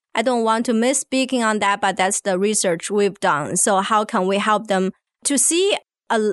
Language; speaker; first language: English; non-native, fluent; Chinese